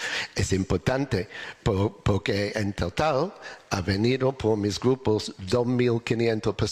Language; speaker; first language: Spanish; non-native, learner; English